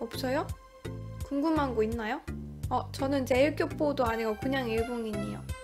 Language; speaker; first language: Korean; non-native, fluent; Japanese